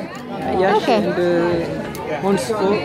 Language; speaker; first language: Dutch; non-native, learner; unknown